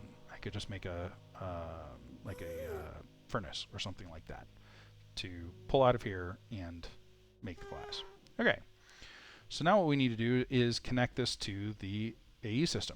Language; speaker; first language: English; native; English